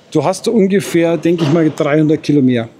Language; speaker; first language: German; native; German